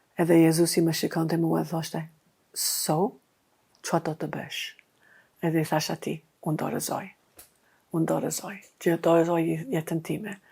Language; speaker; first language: Albanian; non-native, fluent; English